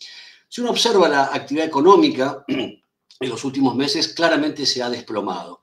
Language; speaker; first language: Spanish; native; Spanish